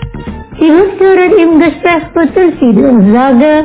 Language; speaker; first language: German; non-native, learner; Indonesian